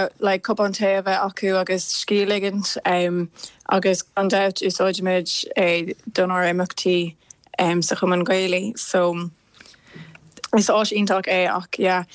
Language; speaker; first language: Irish; non-native, local second language; English